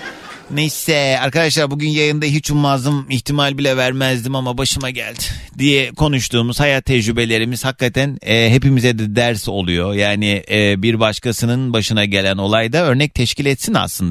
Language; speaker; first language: Turkish; native; Turkish